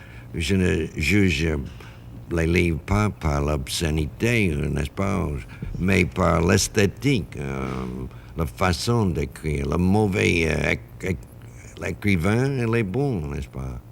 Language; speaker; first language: French; non-native, fluent; English